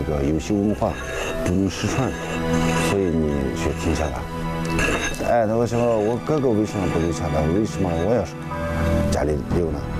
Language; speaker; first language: Chinese; non-native, local second language; Tibetan